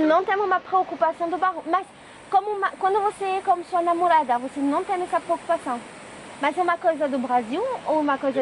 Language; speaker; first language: Portuguese; non-native, learner; French